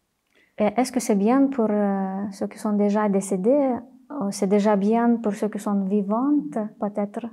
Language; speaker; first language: French; non-native, fluent; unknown